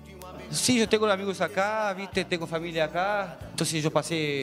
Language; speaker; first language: Portuguese; non-native, learner; Spanish